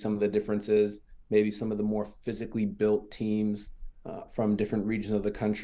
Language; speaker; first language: English; early bilingual, other home language; French